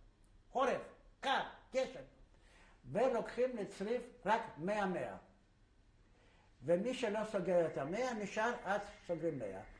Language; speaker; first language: Hebrew; non-native, fluent; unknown